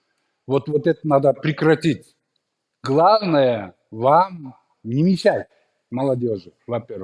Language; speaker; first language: Russian; non-native, local second language; Kyrgyz